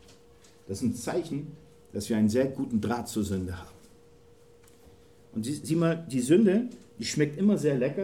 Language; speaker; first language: German; native; German